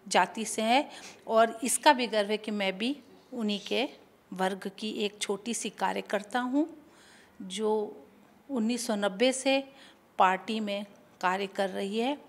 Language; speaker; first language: Hindi; native; Hindi